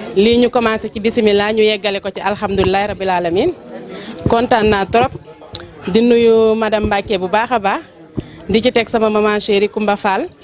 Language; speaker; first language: Wolof; non-native, local second language; Fula